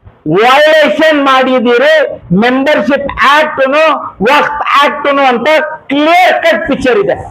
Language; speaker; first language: Kannada; native; Kannada